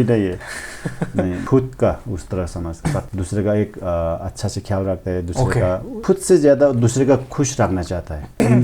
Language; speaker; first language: Hindi; non-native, fluent; Sherpa